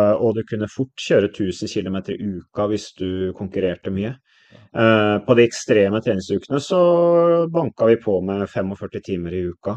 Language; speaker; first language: Norwegian; native; Norwegian